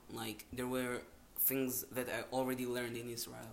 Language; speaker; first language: English; non-native, fluent; Hebrew